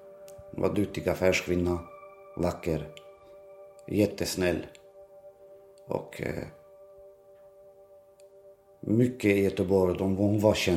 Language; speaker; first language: Swedish; early bilingual, other home language; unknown